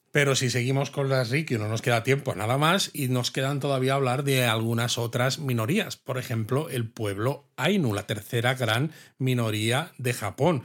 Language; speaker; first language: Spanish; native; Spanish